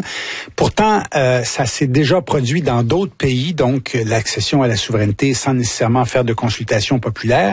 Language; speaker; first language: French; native; French